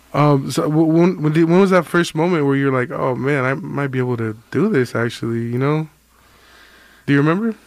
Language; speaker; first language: English; native; English